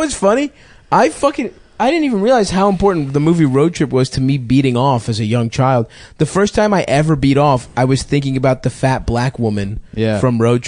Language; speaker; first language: English; native; English